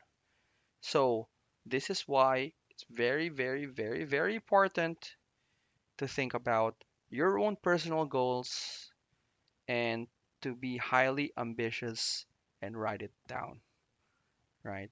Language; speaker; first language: English; non-native, local second language; Filipino